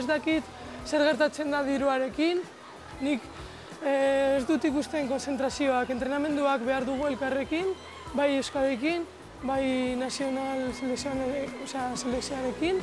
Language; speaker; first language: Basque; non-native, local second language; Spanish